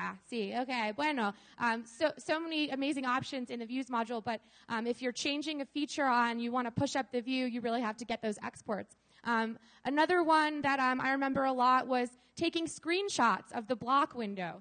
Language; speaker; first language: English; native; English